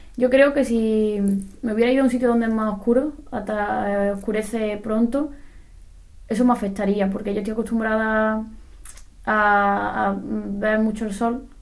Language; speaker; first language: Spanish; native; Spanish